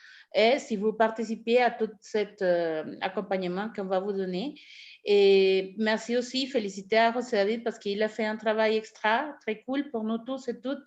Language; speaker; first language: French; non-native, fluent; Spanish